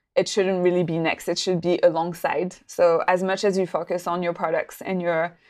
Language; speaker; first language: English; non-native, fluent; French